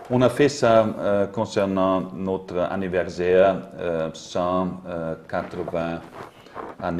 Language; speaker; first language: French; non-native, learner; German